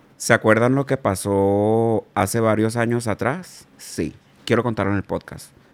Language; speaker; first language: Spanish; native; Spanish